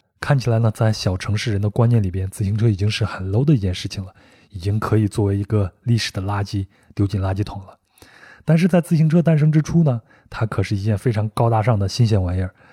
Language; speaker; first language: Chinese; native; Chinese